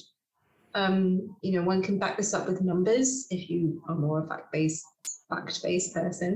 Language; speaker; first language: English; native; English